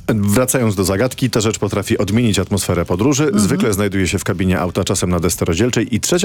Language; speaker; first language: Polish; native; Polish